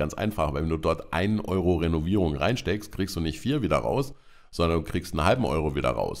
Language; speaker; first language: German; native; German